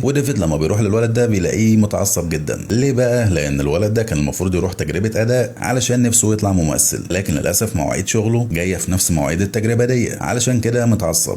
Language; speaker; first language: Arabic; native; Arabic